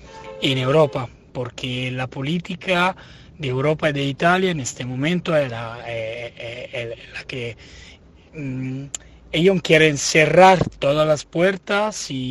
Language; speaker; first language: Spanish; non-native, fluent; Italian